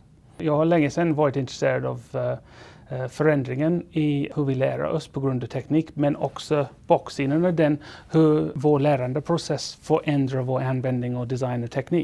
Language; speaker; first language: Swedish; non-native, fluent; English